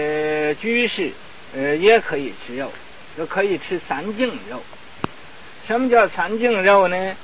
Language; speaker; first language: Chinese; native; Chinese